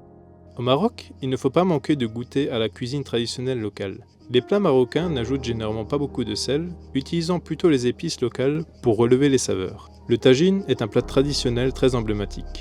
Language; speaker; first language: French; native; French